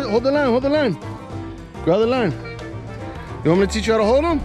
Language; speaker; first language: English; native; English